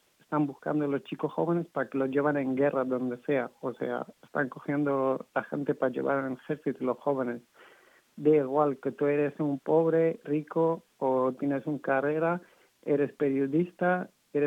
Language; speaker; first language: Spanish; non-native, learner; Persian